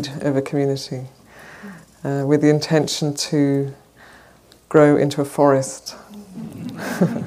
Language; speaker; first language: English; native; English